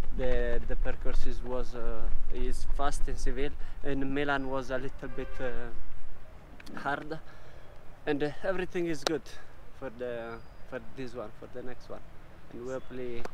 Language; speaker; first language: English; non-native, learner; Italian